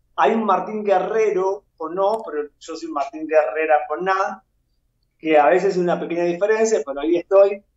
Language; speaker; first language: Spanish; native; Spanish